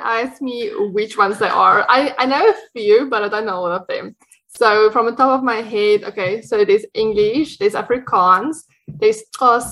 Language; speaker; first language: English; non-native, local second language; Afrikaans